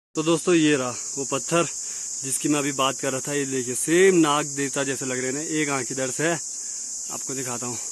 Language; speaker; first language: Hindi; native; Hindi